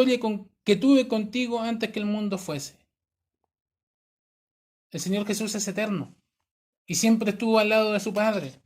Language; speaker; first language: Spanish; native; Spanish